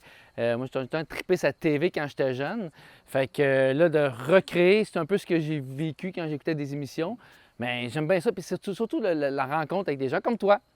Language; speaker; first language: French; native; French